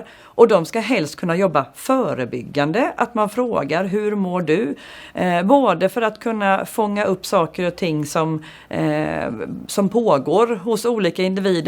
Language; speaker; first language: Swedish; native; Swedish